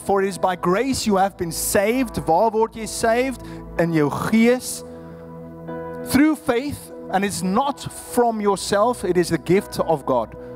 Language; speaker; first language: English; non-native, local second language; Afrikaans